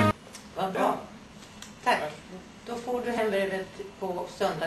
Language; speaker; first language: Swedish; native; Swedish